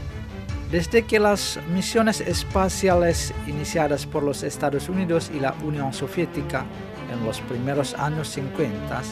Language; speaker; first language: Spanish; non-native, fluent; Indonesian